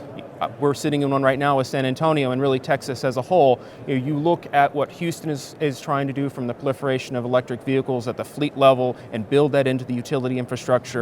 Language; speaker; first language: English; native; English